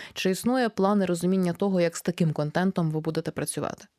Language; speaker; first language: Ukrainian; native; Ukrainian